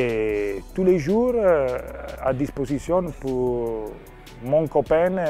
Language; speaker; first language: French; non-native, learner; Italian